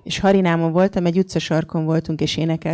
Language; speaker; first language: Hungarian; native; Hungarian